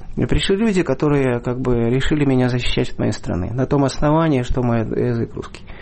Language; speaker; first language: Russian; native; Russian